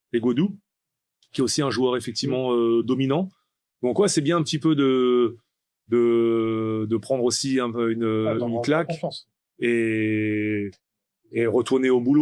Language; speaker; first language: French; native; French